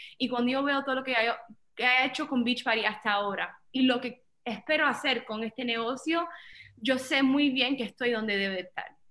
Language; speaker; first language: Spanish; early bilingual, heritage; Spanish